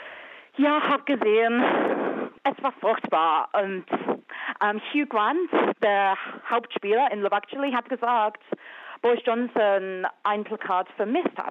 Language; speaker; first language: German; non-native, fluent; English